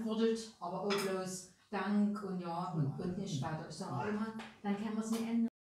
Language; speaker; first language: German; non-native, learner; Indonesian